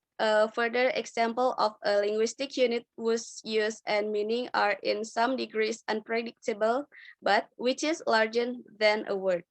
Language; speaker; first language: English; non-native, learner; Indonesian